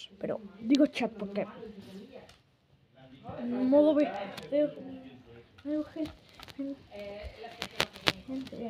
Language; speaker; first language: Spanish; native; Spanish